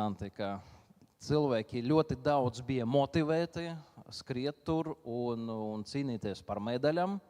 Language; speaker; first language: Latvian; non-native, local second language; Russian